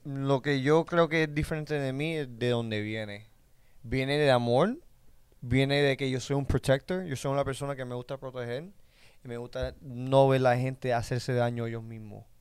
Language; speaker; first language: Spanish; early bilingual, other home language; English